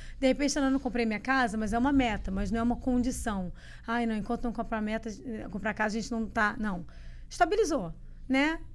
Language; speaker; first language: Portuguese; native; Portuguese